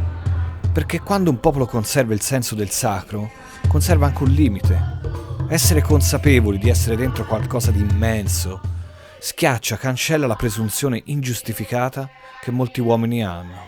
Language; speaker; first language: Italian; native; Italian